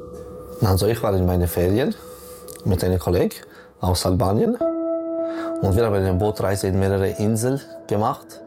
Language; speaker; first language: German; non-native, local second language; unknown